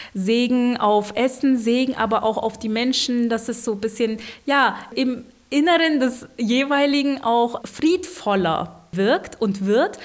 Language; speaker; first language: German; early bilingual, other home language; Turkish